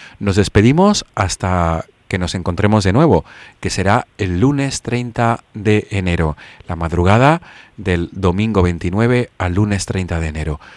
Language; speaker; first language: Spanish; native; Spanish